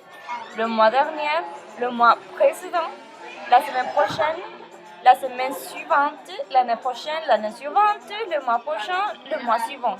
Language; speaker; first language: French; non-native, learner; Spanish